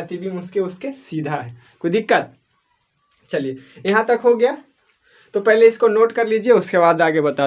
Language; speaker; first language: Hindi; native; Hindi